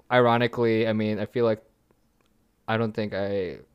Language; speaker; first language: English; early bilingual, other home language; German